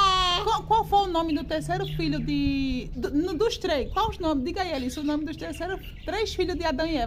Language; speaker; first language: Portuguese; native; Portuguese